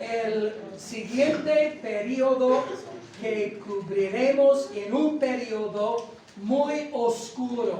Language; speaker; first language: Spanish; non-native, fluent; English